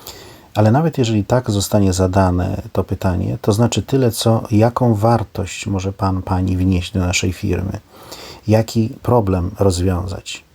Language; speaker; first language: Polish; native; Polish